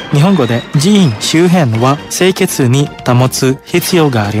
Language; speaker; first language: Japanese; non-native, fluent; Indonesian